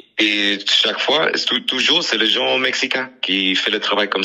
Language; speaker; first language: French; non-native, learner; English